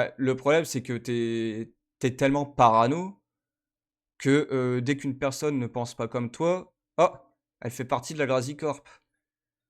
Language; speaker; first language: French; native; French